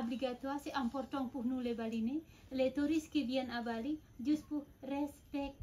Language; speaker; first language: French; non-native, fluent; Balinese